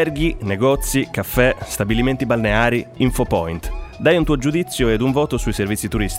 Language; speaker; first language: Italian; native; Italian